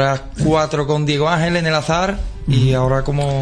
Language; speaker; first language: Spanish; native; Spanish